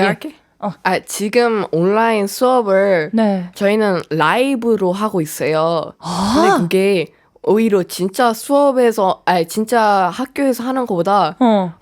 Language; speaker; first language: Korean; early bilingual, other home language; English